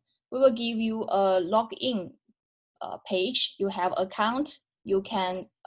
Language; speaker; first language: English; non-native, fluent; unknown